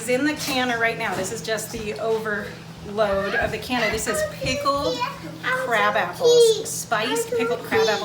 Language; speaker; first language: English; native; English